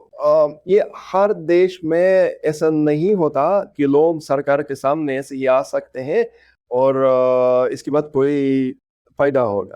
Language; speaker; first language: Hindi; non-native, fluent; Russian